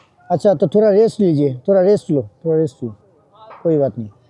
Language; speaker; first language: Hindi; non-native, fluent; Bangla